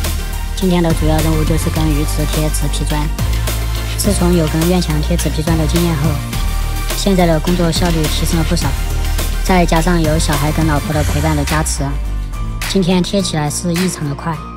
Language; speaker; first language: Chinese; native; Chinese